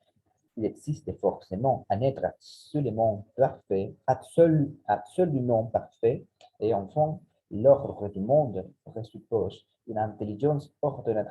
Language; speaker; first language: French; non-native, learner; Spanish